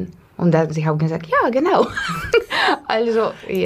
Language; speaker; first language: German; non-native, fluent; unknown